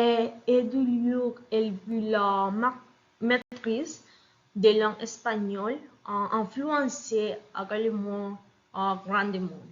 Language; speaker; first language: French; non-native, learner; Spanish